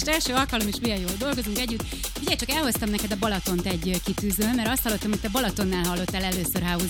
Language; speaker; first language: Hungarian; native; Hungarian